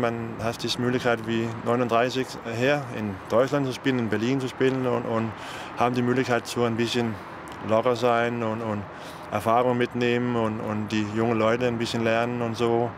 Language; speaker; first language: German; non-native, learner; Danish